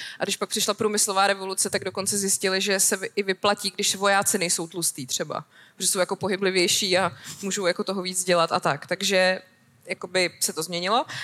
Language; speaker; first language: Czech; native; Czech